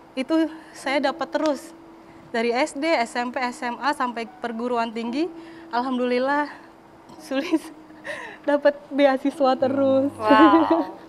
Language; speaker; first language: Indonesian; native; Indonesian